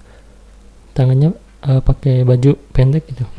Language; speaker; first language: Indonesian; native; Indonesian